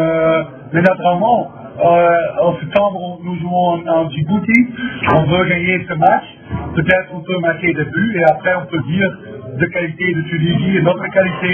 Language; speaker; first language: French; non-native, fluent; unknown